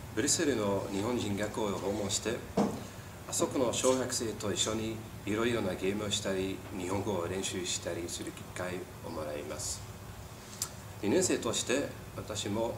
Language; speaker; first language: Japanese; non-native, learner; Dutch